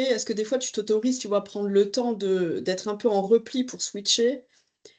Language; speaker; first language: French; native; French